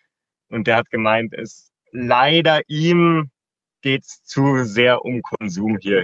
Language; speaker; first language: German; native; German